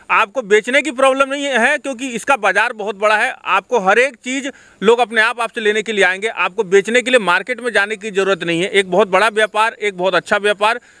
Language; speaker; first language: Hindi; native; Hindi